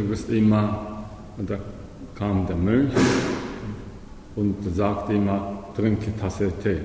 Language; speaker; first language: German; non-native, learner; Japanese